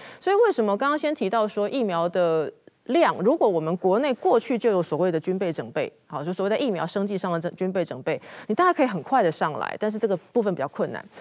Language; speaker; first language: Chinese; native; Chinese